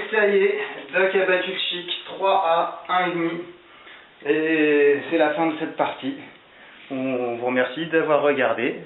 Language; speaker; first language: French; native; French